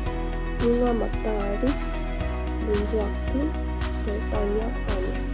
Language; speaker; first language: Indonesian; non-native, learner; Korean